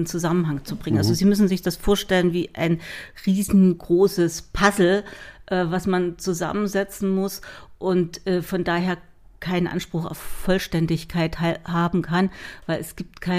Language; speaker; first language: German; native; German